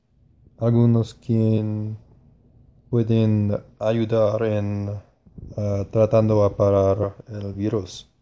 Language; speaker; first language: Spanish; non-native, learner; English